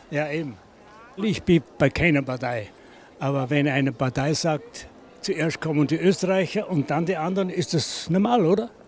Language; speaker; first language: German; native; German